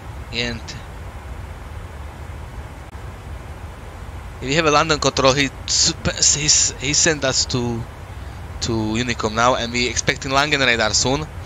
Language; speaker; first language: English; non-native, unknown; Slovak